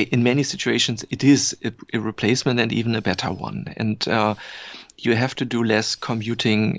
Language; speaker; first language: English; non-native, fluent; German